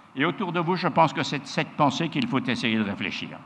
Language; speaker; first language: French; native; French